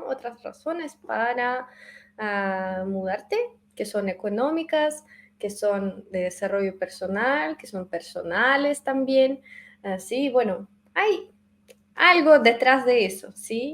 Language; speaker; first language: Spanish; non-native, fluent; Russian